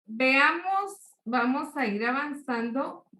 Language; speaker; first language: Spanish; native; Spanish